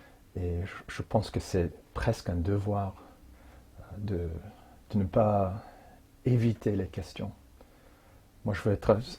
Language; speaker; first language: French; non-native, fluent; English